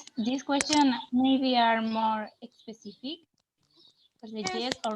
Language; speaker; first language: English; non-native, learner; Spanish